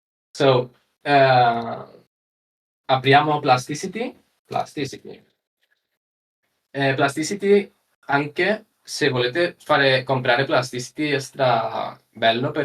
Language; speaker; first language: Italian; non-native, learner; Spanish